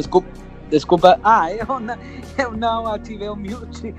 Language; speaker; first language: Portuguese; non-native, fluent; Spanish